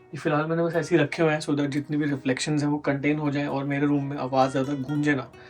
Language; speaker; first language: Hindi; native; Hindi